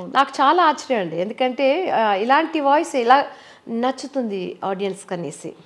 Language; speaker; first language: Telugu; non-native, local second language; Tamil